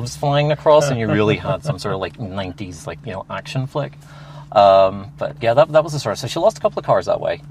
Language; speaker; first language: English; native; English